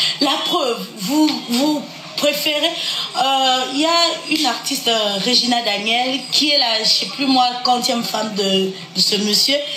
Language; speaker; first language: French; non-native, local second language; Lingala